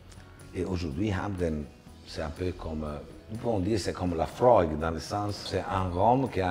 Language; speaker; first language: French; non-native, fluent; Italian